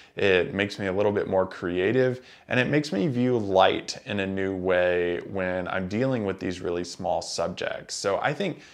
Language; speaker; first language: English; native; English